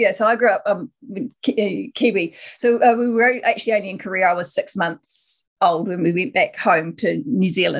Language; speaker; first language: English; native; English